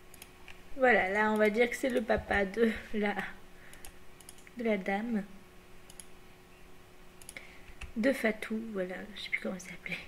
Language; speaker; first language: French; native; French